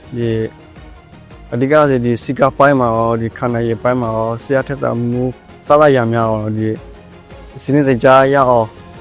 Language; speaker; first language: Burmese; non-native, local second language; S'gaw Karen